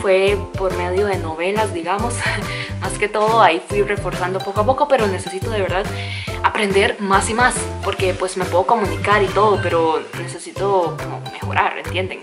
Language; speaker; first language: Spanish; early bilingual, other home language; Cantonese